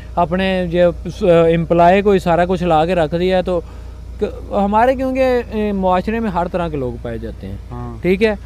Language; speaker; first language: Urdu; non-native, local second language; Punjabi